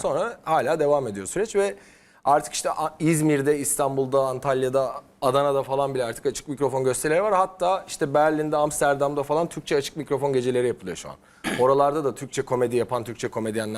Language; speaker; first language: Turkish; native; Turkish